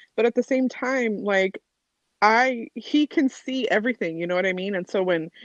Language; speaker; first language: English; native; English